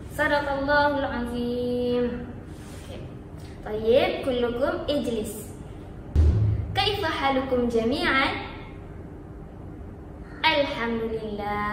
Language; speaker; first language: Arabic; non-native, learner; Malay